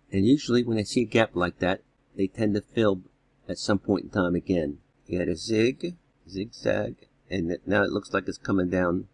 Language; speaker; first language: English; native; English